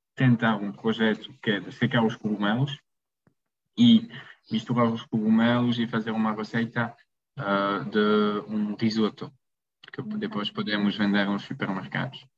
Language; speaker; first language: Portuguese; non-native, fluent; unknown